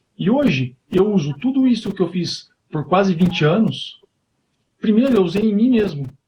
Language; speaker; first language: Portuguese; native; Portuguese